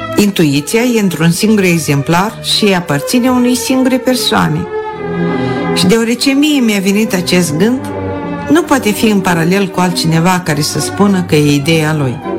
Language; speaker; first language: Romanian; non-native, local second language; Russian